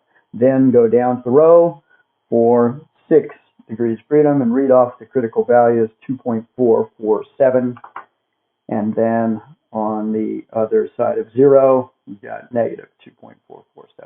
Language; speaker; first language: English; native; English